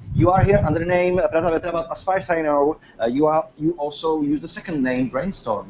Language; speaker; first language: English; non-native, fluent; Czech